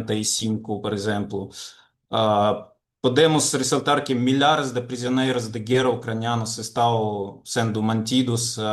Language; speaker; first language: Portuguese; non-native, fluent; Ukrainian